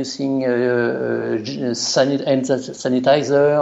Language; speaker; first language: English; non-native, fluent; French